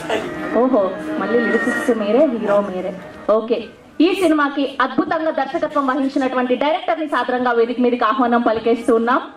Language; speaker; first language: Telugu; native; Telugu